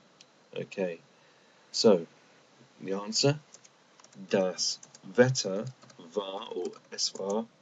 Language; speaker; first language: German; non-native, fluent; English